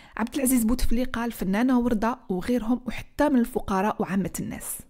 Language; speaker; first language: Arabic; native; Arabic